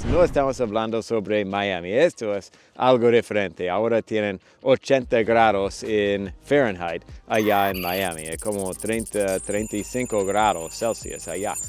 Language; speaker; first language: Spanish; non-native, fluent; English